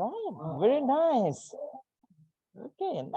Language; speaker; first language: English; non-native, fluent; Indonesian